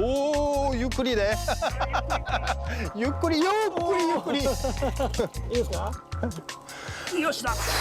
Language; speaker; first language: Japanese; non-native, learner; French